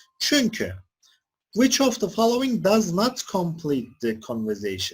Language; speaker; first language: English; non-native, fluent; Turkish